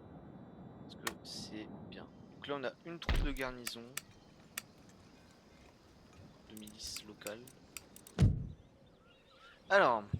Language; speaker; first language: French; native; French